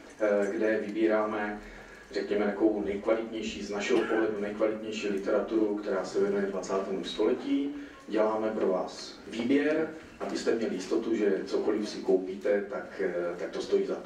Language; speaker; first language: Czech; native; Czech